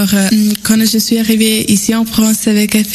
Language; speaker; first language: French; non-native, fluent; Italian